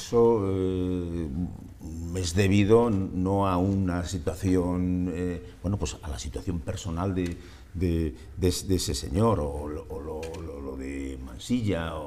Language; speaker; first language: Spanish; native; Spanish